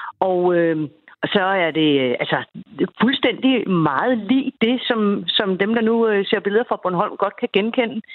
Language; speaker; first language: Danish; native; Danish